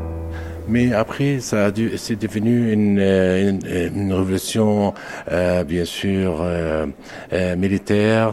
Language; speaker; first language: French; non-native, local second language; Arabic